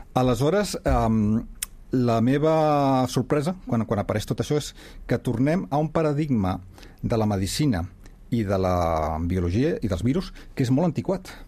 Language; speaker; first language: Catalan; native; Catalan